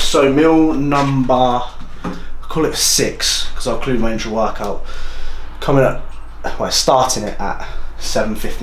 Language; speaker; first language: English; native; English